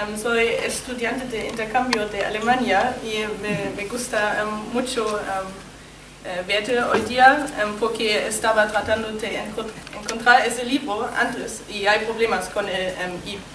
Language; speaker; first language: Spanish; non-native, learner; German